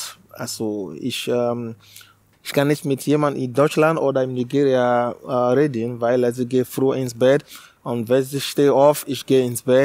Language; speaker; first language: German; non-native, learner; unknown